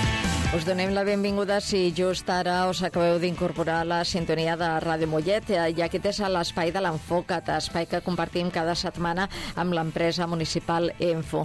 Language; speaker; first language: Catalan; native; Catalan